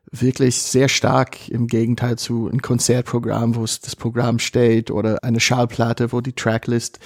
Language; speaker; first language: German; non-native, fluent; English